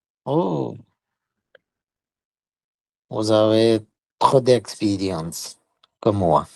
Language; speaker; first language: French; non-native, learner; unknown